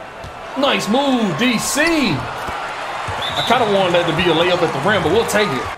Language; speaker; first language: English; native; English